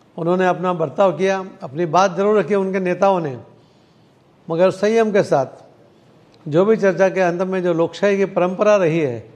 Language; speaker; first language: Hindi; non-native, local second language; Marathi